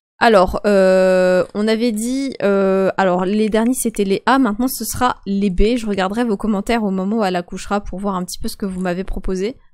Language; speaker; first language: French; native; French